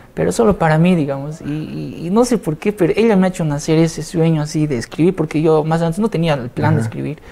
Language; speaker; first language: Spanish; native; Spanish